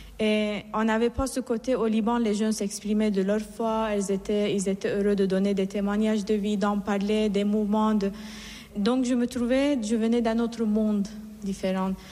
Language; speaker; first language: French; non-native, fluent; Persian